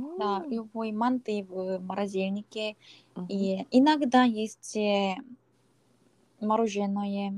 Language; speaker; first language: Russian; non-native, learner; Korean